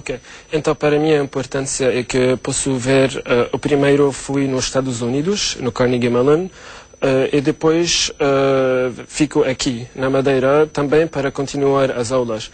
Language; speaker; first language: Portuguese; non-native, learner; Arabic